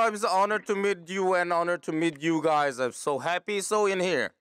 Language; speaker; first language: English; non-native, learner; Korean